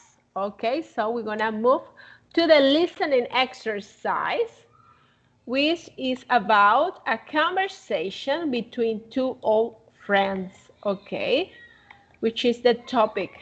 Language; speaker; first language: English; non-native, fluent; Spanish